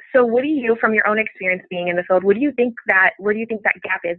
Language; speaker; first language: English; native; English